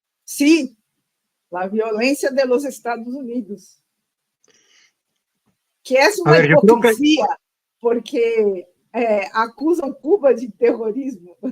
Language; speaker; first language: Spanish; non-native, learner; Portuguese